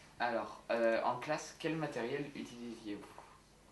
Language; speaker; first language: French; native; French